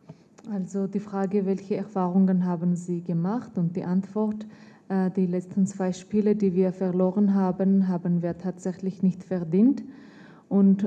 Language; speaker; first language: German; non-native, fluent; Armenian